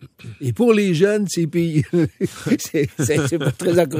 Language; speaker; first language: French; native; French